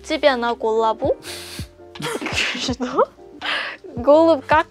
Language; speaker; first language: Russian; non-native, learner; Korean